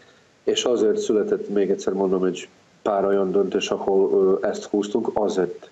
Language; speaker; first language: Hungarian; non-native, fluent; Serbian